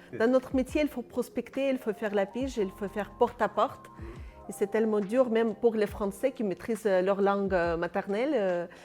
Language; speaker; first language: French; non-native, fluent; Russian